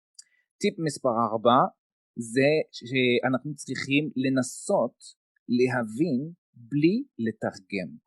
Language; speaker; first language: Hebrew; non-native, fluent; French